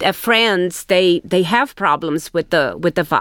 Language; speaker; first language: English; non-native, fluent; Portuguese